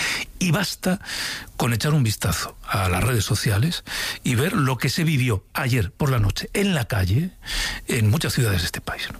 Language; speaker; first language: Spanish; native; Spanish